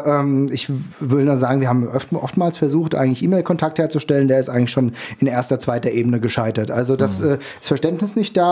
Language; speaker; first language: German; native; German